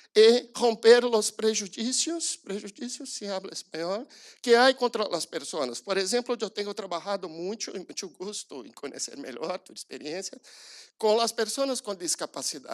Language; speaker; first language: Spanish; non-native, learner; Portuguese